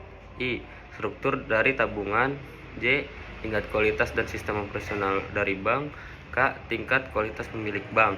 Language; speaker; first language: Indonesian; native; Indonesian